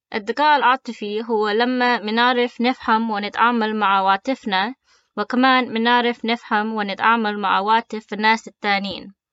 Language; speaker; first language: Arabic; early bilingual, heritage; Arabic